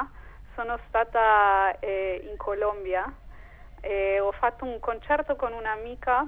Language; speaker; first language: Italian; non-native, fluent; Spanish